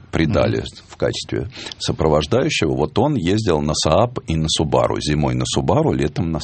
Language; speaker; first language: Russian; native; Russian